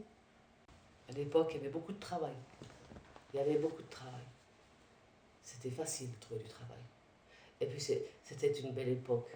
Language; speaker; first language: French; early bilingual, other home language; Arabic